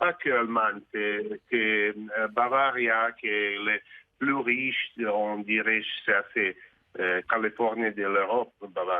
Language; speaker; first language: French; non-native, fluent; Russian